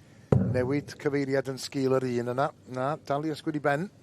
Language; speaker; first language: Welsh; native; Welsh